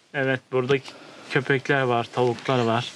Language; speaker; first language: Turkish; native; Turkish